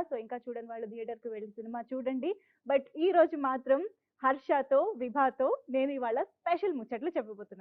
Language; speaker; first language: Telugu; native; Telugu